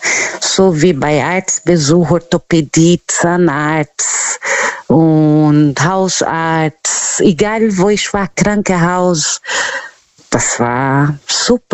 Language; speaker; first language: German; non-native, fluent; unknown